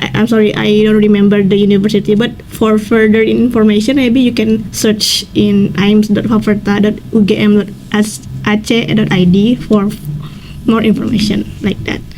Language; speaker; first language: English; non-native, learner; Indonesian